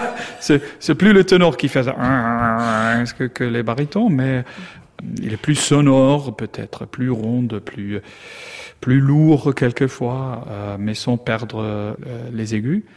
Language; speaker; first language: French; non-native, learner; German